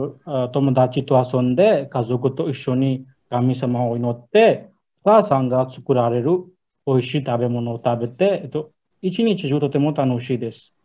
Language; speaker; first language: Japanese; non-native, learner; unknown